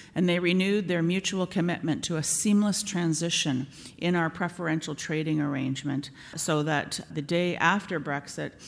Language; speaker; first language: English; native; English